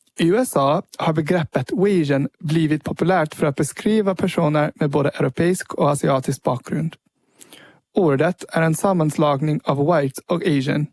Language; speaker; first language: Swedish; early bilingual, heritage; Swedish